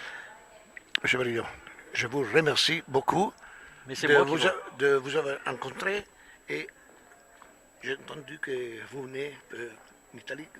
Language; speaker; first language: French; non-native, fluent; Italian